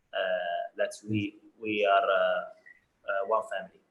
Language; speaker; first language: English; non-native, fluent; Arabic